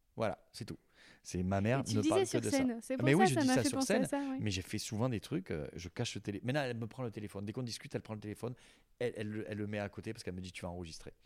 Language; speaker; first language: French; native; French